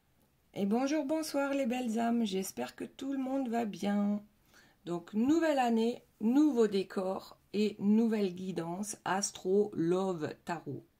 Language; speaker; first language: French; native; French